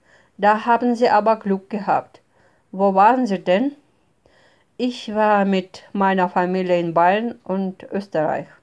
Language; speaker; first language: German; non-native, fluent; Russian